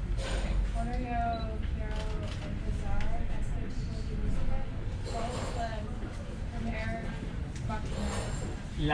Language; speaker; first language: Spanish; non-native, learner; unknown